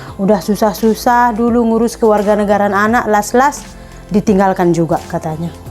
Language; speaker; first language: Indonesian; native; Indonesian